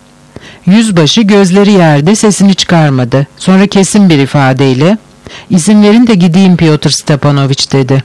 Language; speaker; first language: Turkish; native; Turkish